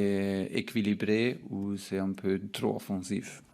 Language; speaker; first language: French; non-native, fluent; German